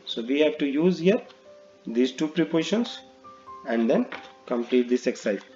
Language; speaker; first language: English; non-native, local second language; Hindi